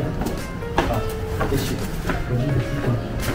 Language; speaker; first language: Chinese; non-native, learner; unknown